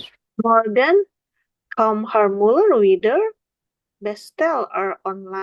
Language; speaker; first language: German; non-native, learner; Indonesian